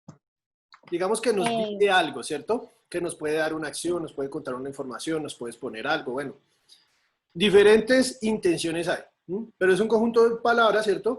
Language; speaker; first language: Spanish; native; Spanish